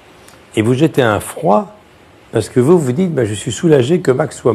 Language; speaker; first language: French; native; French